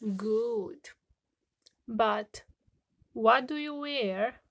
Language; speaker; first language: English; non-native, fluent; Romanian